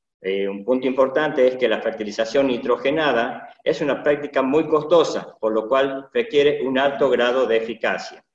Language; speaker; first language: Spanish; native; Spanish